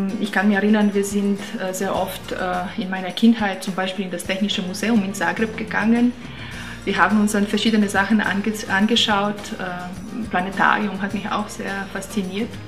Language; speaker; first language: German; non-native, fluent; Croatian